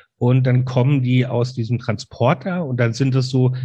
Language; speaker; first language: German; native; German